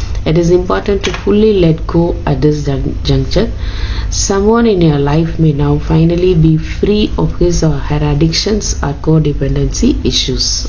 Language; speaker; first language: English; non-native, local second language; Tamil